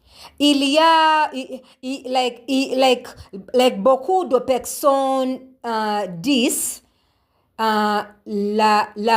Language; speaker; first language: French; non-native, learner; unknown